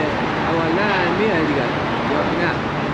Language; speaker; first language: Persian; native; Persian